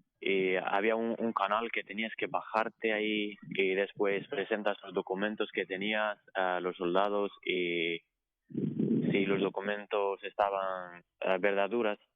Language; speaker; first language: Spanish; non-native, fluent; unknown